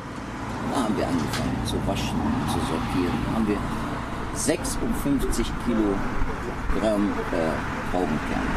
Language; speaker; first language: German; non-native, learner; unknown